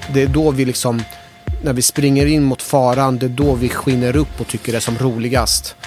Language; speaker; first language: Swedish; early bilingual, other home language; Persian